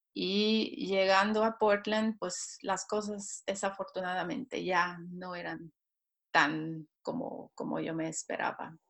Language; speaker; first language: Spanish; non-native, fluent; Swiss German